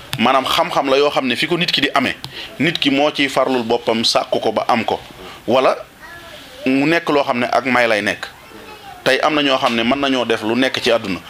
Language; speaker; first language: Wolof; non-native, local second language; Serer